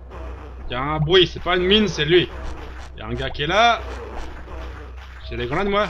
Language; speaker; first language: French; native; French